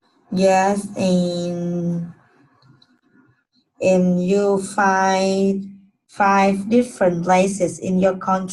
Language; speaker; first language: English; non-native, learner; Vietnamese